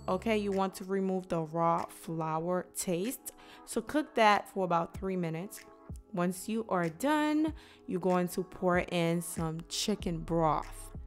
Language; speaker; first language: English; native; English